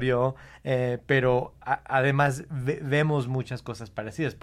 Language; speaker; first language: Spanish; non-native, fluent; English